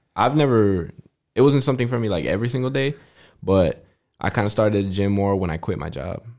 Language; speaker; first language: English; native; English